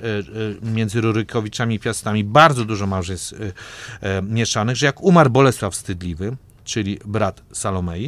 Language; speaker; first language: Polish; native; Polish